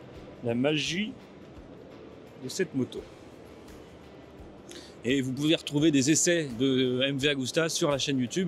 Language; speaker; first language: French; native; French